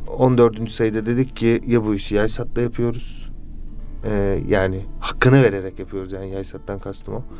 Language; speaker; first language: Turkish; native; Turkish